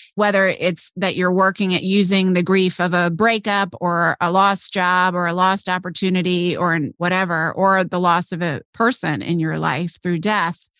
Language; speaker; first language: English; native; English